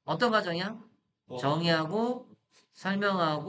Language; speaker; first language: Korean; native; Korean